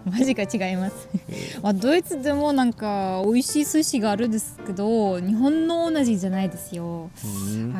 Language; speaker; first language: Japanese; non-native, learner; German